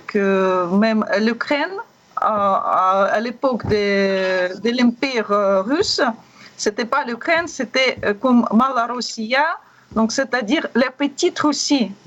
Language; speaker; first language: French; non-native, learner; Russian